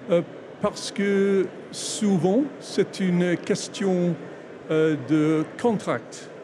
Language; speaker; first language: French; non-native, learner; English